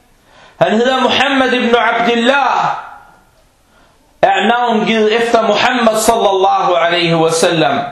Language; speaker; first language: Danish; early bilingual, other home language; Arabic